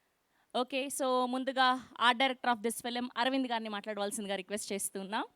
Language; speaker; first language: Telugu; native; Telugu